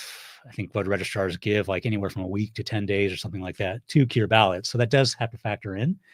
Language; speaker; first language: English; native; English